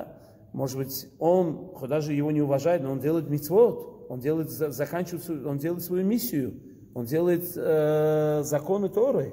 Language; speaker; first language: Russian; early bilingual, heritage; Russian